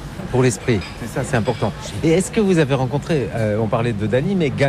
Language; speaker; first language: French; native; French